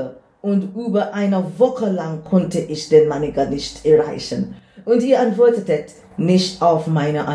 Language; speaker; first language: German; non-native, learner; English